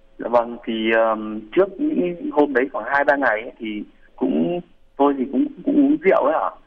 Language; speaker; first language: Vietnamese; native; Vietnamese